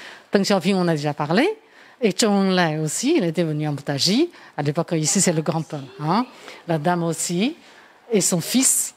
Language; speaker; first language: French; non-native, fluent; Chinese